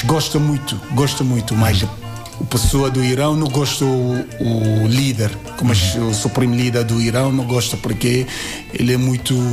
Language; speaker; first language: Portuguese; non-native, learner; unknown